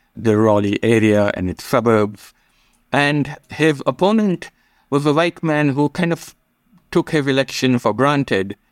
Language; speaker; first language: English; non-native, local second language; Gujarati